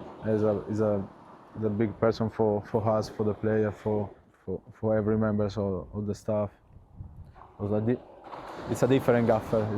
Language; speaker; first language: English; non-native, learner; Italian